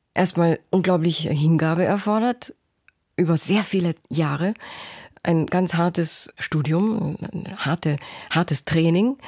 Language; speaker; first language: German; native; German